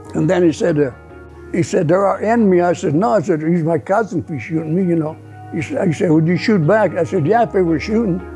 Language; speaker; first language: English; early bilingual, other home language; Italian